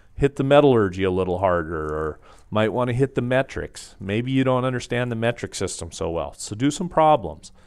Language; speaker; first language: English; native; English